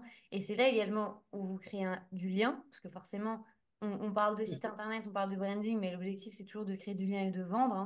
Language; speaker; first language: French; native; French